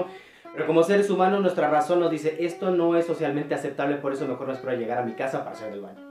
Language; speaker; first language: Spanish; native; Spanish